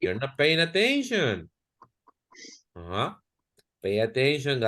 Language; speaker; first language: English; non-native, fluent; Spanish